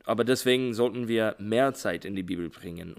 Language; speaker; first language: German; non-native, learner; English